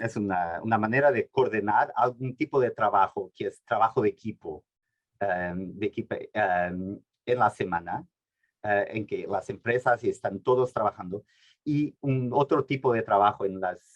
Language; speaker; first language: Spanish; non-native, fluent; Portuguese